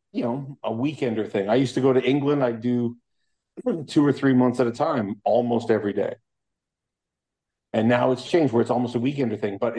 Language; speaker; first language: English; native; English